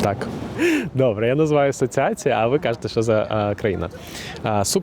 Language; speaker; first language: Ukrainian; native; Ukrainian